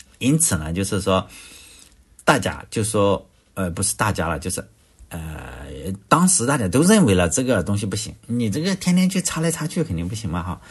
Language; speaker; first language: Chinese; native; Chinese